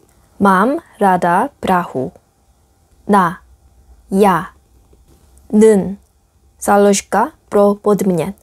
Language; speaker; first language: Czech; non-native, fluent; Korean